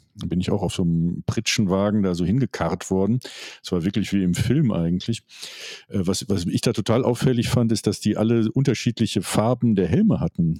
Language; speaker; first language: German; native; German